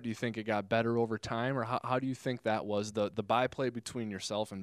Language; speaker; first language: English; native; English